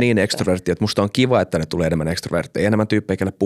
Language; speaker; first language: Finnish; native; Finnish